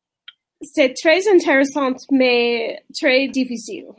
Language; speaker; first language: French; non-native, learner; English